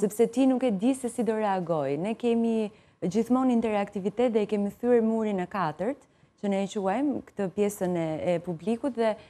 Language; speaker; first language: Albanian; native; Albanian